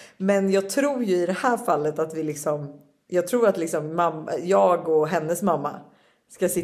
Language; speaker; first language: Swedish; native; Swedish